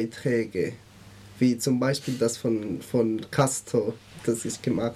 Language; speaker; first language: German; non-native, fluent; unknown